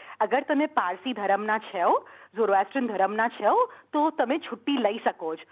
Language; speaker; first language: Gujarati; early bilingual, heritage; Gujarati